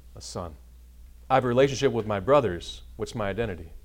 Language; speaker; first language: English; native; English